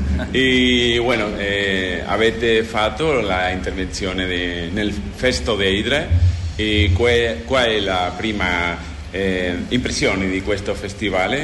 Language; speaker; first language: Italian; non-native, learner; Spanish